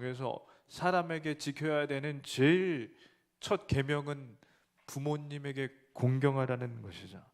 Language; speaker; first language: Korean; native; Korean